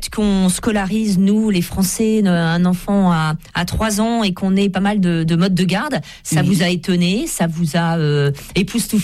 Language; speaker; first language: French; native; French